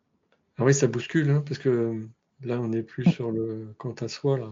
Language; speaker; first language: French; native; French